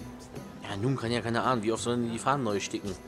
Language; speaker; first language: German; native; German